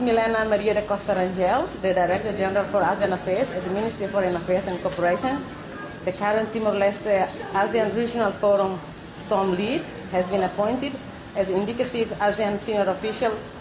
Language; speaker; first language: English; non-native, fluent; Tetum